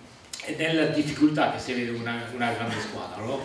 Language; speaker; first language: Italian; non-native, fluent; French